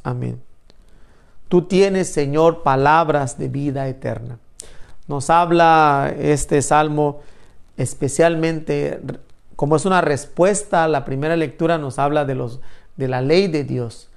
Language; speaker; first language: Spanish; native; Spanish